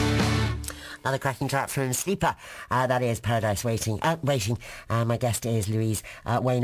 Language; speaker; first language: English; native; English